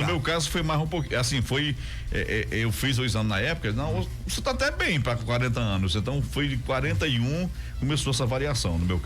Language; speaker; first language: Portuguese; native; Portuguese